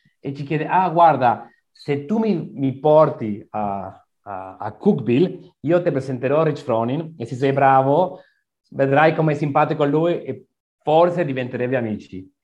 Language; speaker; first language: Italian; non-native, learner; Spanish